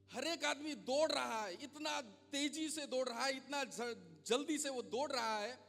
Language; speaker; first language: Hindi; non-native, local second language; Gujarati